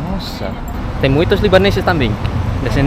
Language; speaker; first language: Portuguese; non-native, learner; Indonesian